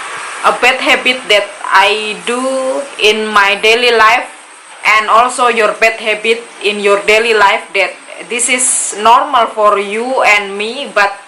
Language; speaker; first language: English; non-native, learner; Indonesian